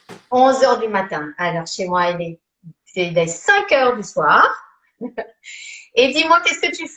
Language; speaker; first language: French; native; French